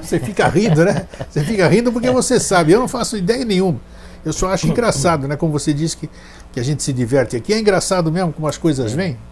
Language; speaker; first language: Portuguese; native; Portuguese